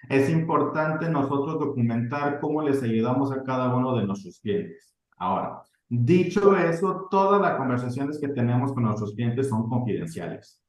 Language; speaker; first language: Spanish; early bilingual, heritage; Spanish